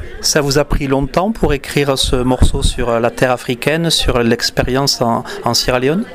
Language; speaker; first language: French; native; French